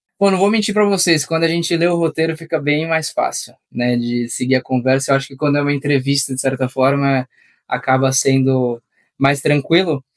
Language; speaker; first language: Portuguese; early bilingual, other home language; Spanish